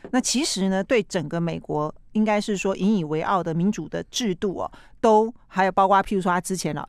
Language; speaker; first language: Chinese; native; Chinese